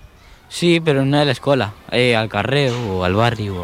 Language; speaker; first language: Catalan; early bilingual, other home language; Polish